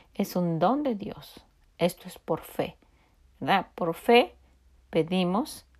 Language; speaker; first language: Spanish; native; Spanish